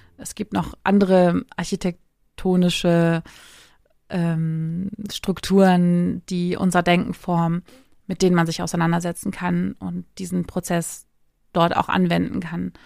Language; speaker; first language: German; early bilingual, other home language; Turkish